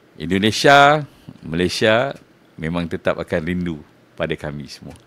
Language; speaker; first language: Malay; native; Malay